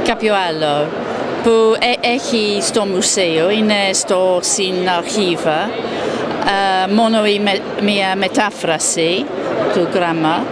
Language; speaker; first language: Greek; non-native, fluent; English